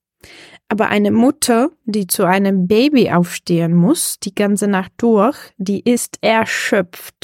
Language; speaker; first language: German; non-native, fluent; Czech